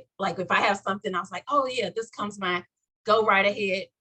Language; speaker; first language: English; native; English